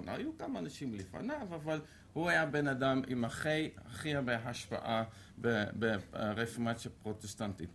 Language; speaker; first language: Hebrew; non-native, fluent; Dutch